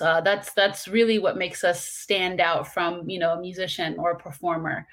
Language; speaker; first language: English; native; English